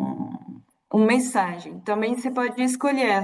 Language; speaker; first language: Portuguese; non-native, fluent; French